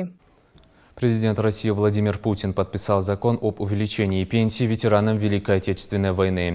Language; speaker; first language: Russian; native; Russian